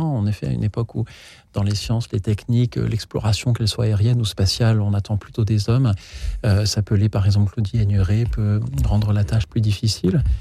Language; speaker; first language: French; native; French